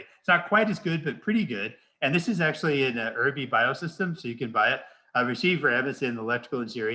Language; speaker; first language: English; native; English